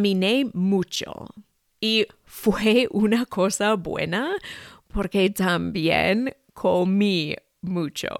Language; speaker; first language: Spanish; non-native, fluent; English